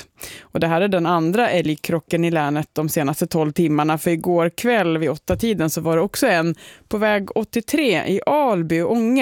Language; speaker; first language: Swedish; native; Swedish